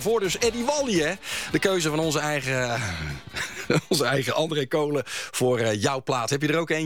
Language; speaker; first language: Dutch; native; Dutch